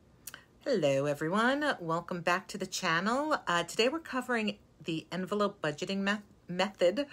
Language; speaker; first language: English; native; English